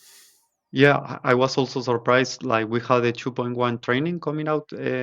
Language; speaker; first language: English; non-native, fluent; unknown